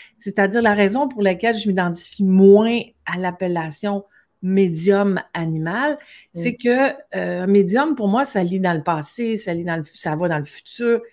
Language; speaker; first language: French; native; French